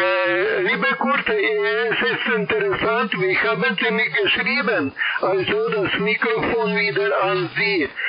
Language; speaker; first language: German; non-native, learner; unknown